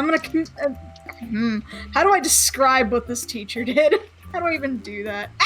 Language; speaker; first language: English; native; English